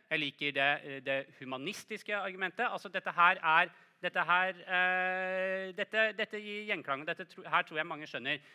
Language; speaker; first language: Norwegian; native; Norwegian